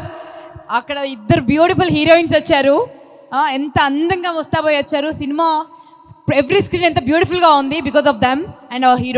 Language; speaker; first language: Telugu; native; Telugu